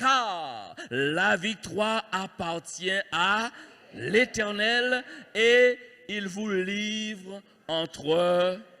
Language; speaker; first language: French; native; French